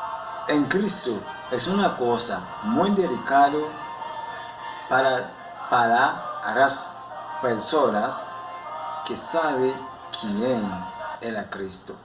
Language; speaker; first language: Spanish; non-native, learner; Haitian Creole